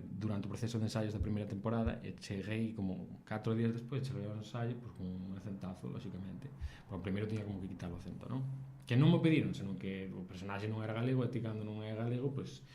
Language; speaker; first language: Galician; native; Galician